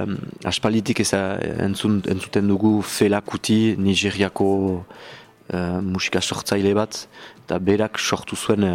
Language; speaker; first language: Basque; non-native, learner; French